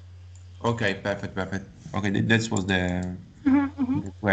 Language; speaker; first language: English; non-native, learner; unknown